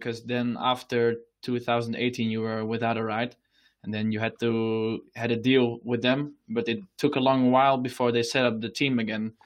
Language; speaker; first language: English; non-native, fluent; Dutch